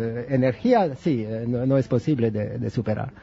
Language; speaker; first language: Spanish; non-native, fluent; French